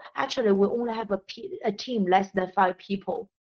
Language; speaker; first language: English; non-native, fluent; Chinese